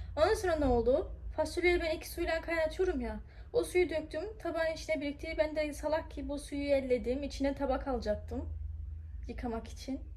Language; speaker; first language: Turkish; early bilingual, heritage; Turkish